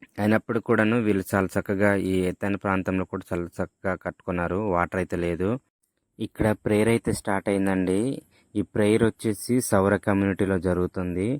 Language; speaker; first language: Telugu; native; Telugu